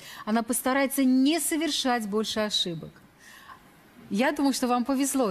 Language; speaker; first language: Russian; native; Russian